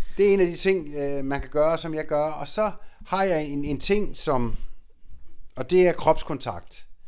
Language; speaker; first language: Danish; native; Danish